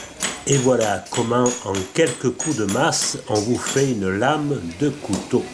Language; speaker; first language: French; native; French